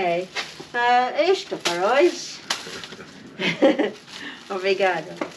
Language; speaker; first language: Portuguese; non-native, learner; English